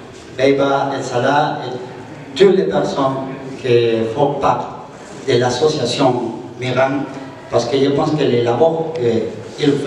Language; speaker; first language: French; non-native, learner; Spanish